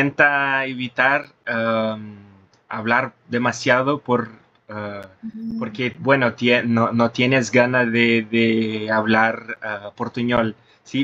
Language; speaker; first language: Spanish; non-native, fluent; Portuguese